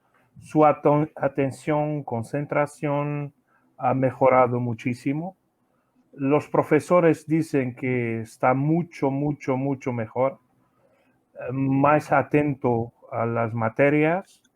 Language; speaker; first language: Spanish; non-native, learner; Portuguese